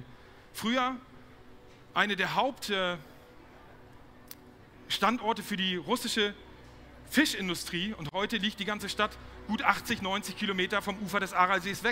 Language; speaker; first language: German; native; German